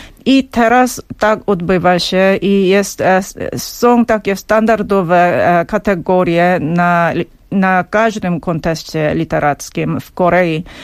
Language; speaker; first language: Polish; non-native, fluent; Korean